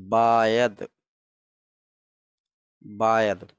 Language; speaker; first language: Persian; non-native, fluent; Urdu